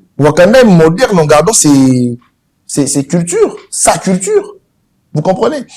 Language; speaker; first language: French; non-native, local second language; Lingala